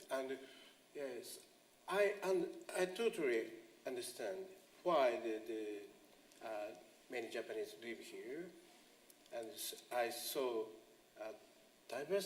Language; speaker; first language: English; non-native, fluent; Japanese